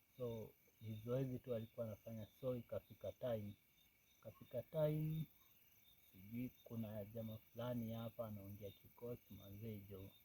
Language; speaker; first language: Swahili; native; Swahili